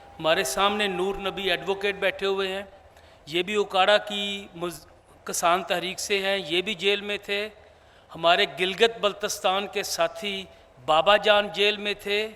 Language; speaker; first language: Urdu; non-native, local second language; Punjabi